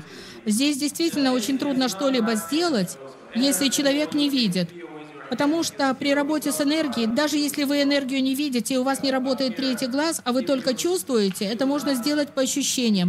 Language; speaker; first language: Russian; native; Russian